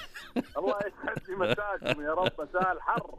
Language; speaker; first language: Arabic; native; Arabic